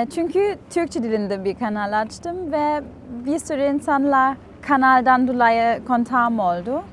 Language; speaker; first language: Turkish; non-native, fluent; German